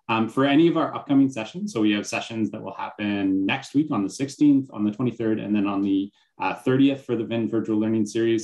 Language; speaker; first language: English; native; English